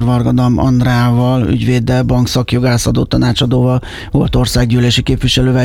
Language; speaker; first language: Hungarian; native; Hungarian